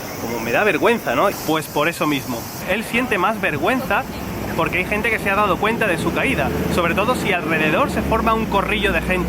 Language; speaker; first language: Spanish; native; Spanish